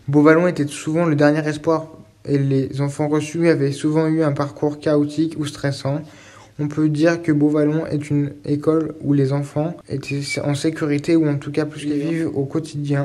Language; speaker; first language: French; native; French